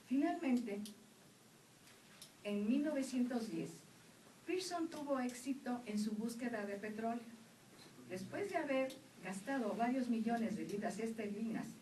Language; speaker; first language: Spanish; native; Spanish